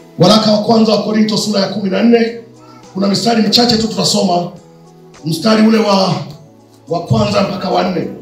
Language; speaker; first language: Swahili; native; Swahili